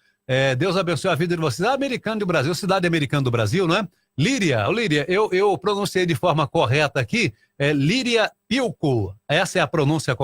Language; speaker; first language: Portuguese; native; Portuguese